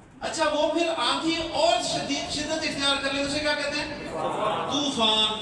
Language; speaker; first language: Urdu; non-native, local second language; Punjabi